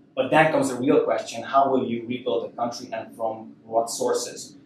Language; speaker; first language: English; non-native, fluent; Hungarian